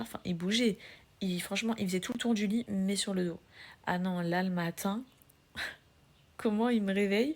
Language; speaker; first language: French; native; French